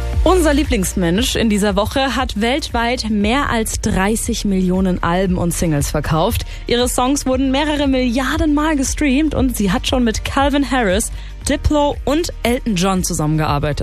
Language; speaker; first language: German; native; German